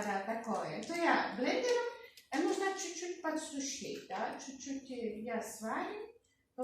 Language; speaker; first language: Russian; non-native, learner; Czech